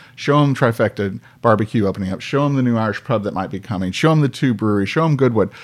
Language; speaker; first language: English; native; English